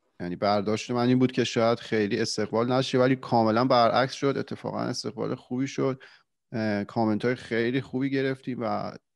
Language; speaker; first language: Persian; native; Persian